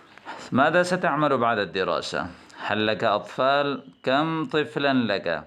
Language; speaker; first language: Arabic; non-native, fluent; Urdu